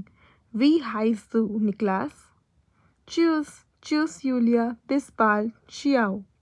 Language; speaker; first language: German; non-native, learner; Hindi